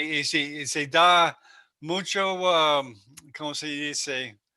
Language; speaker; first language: Spanish; non-native, learner; English